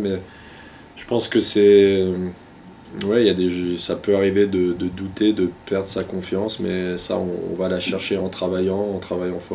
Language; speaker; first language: French; native; French